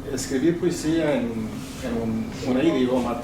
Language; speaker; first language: Spanish; non-native, fluent; Swedish